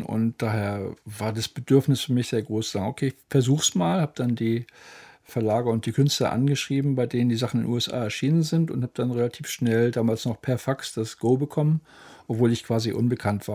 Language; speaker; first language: German; native; German